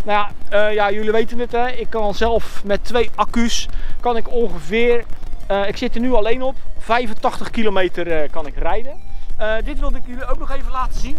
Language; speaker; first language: Dutch; native; Dutch